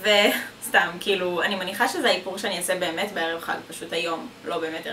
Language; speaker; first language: Hebrew; native; Hebrew